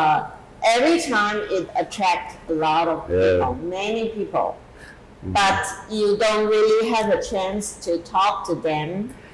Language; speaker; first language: English; non-native, fluent; Chinese